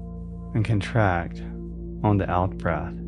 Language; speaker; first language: English; native; English